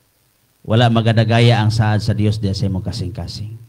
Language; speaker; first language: Cebuano; native; Cebuano